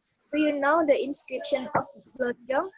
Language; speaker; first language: English; non-native, learner; Indonesian